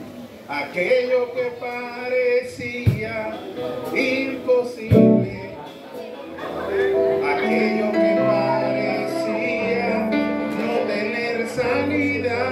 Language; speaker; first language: Spanish; native; Spanish